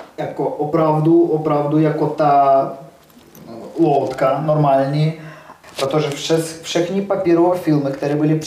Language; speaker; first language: Czech; non-native, learner; Russian